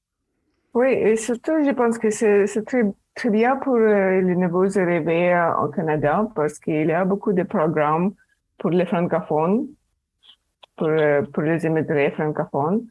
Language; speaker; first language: French; non-native, learner; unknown